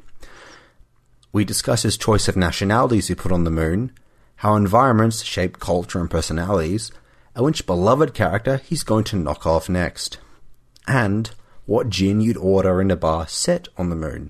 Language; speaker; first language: English; native; English